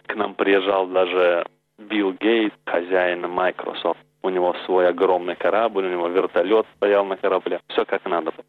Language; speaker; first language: Russian; early bilingual, heritage; Russian